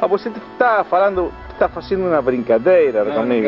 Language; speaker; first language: Portuguese; non-native, learner; Spanish